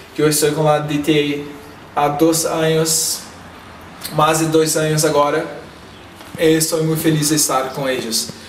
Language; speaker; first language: Spanish; non-native, learner; Portuguese